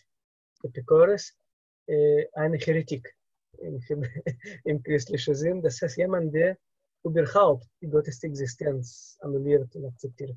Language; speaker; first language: German; non-native, learner; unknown